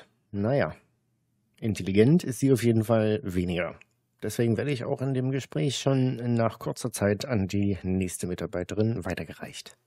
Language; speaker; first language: German; native; German